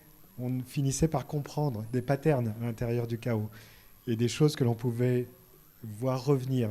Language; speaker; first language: French; native; French